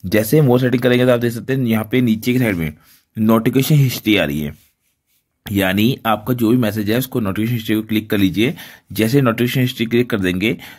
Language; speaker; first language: Hindi; native; Hindi